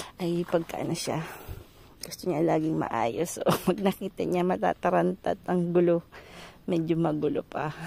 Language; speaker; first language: Filipino; non-native, local second language; Bikol